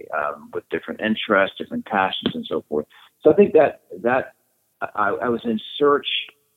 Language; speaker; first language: English; native; English